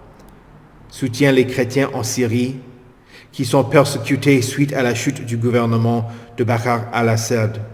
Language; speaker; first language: French; native; French